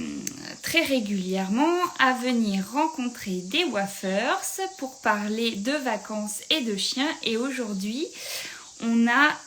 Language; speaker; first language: French; native; French